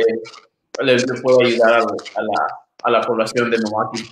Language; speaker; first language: Spanish; early bilingual, other home language; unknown